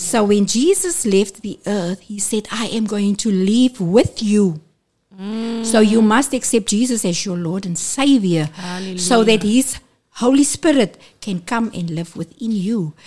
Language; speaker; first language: English; non-native, local second language; Afrikaans